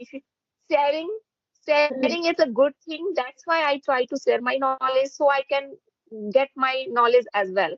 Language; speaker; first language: English; non-native, fluent; Hindi